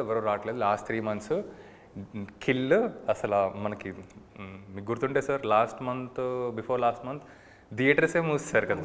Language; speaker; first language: Telugu; native; Telugu